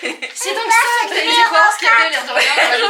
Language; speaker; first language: French; native; French